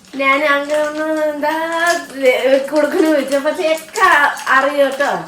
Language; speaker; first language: Malayalam; non-native, learner; Nepali